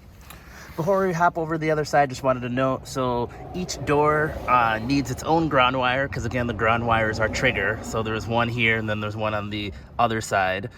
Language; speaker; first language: English; native; English